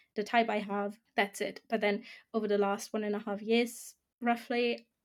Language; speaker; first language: English; non-native, fluent; German